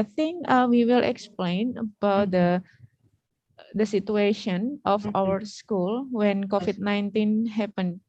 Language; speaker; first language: English; non-native, learner; Indonesian